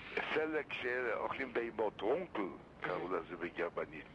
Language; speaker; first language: Hebrew; non-native, fluent; Lithuanian